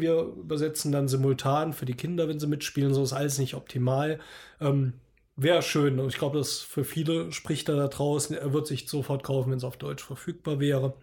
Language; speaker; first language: German; native; German